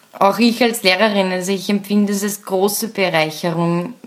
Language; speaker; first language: German; native; German